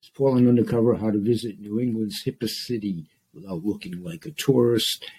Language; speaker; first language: English; native; English